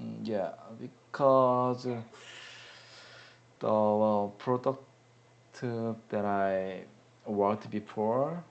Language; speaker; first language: English; non-native, learner; Korean